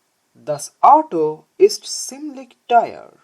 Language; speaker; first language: German; non-native, learner; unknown